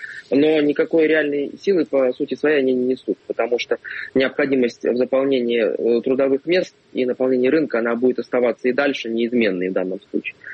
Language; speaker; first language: Russian; native; Russian